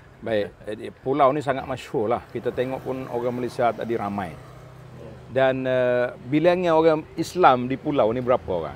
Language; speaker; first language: Malay; native; Malay